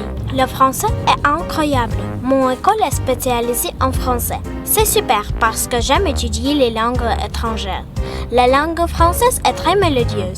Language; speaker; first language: French; non-native, learner; Ukrainian